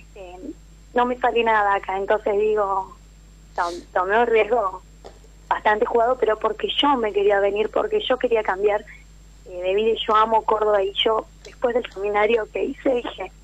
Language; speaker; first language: Spanish; native; Spanish